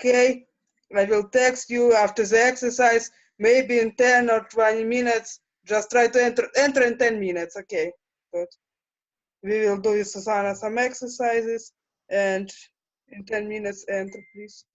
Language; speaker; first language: English; non-native, fluent; Russian